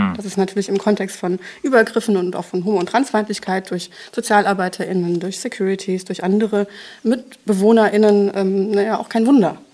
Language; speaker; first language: German; native; German